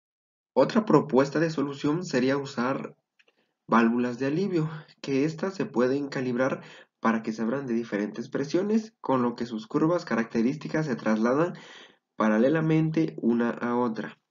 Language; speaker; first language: Spanish; native; Spanish